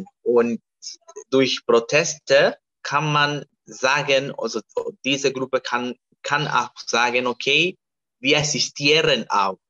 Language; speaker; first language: German; non-native, fluent; Spanish